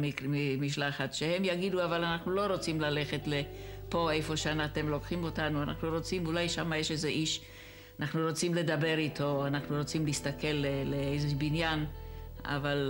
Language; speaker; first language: Hebrew; non-native, fluent; Czech